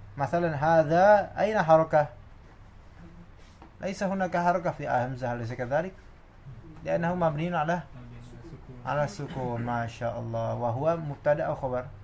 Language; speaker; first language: Arabic; non-native, fluent; Indonesian